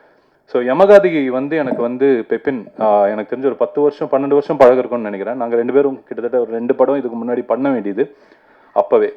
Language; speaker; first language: Tamil; native; Tamil